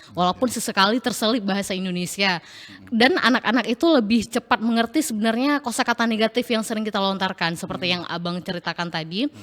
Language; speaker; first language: Indonesian; non-native, local second language; Achinese